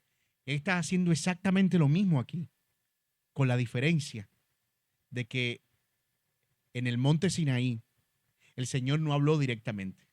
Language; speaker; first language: Spanish; native; Spanish